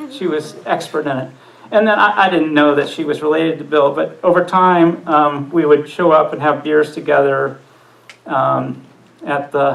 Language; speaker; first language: English; native; English